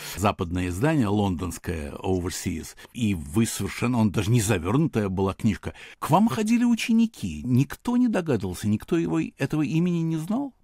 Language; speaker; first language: Russian; native; Russian